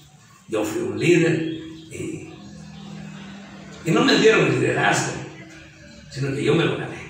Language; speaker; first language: Spanish; native; Spanish